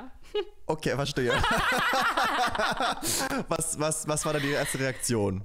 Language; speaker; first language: German; native; German